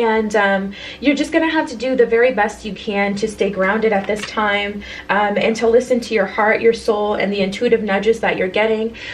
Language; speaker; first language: English; native; English